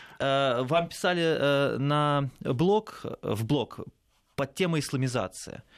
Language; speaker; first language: Russian; native; Russian